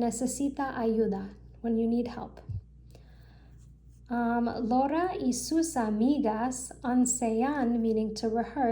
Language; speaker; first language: Spanish; non-native, learner; English